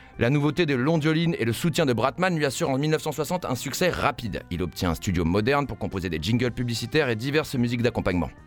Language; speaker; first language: French; native; French